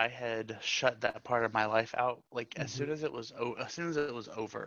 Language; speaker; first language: English; native; English